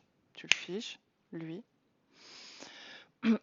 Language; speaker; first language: French; native; French